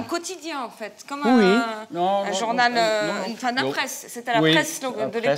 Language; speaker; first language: French; native; French